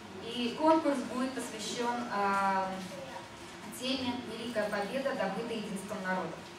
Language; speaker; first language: Russian; native; Russian